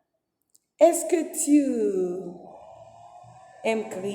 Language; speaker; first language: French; non-native, fluent; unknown